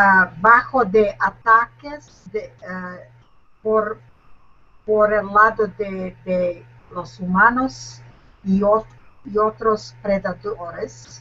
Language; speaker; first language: Spanish; non-native, learner; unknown